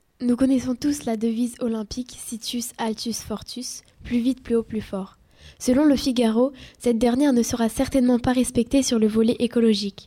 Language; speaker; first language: French; native; French